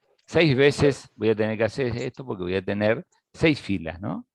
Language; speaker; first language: Spanish; native; Spanish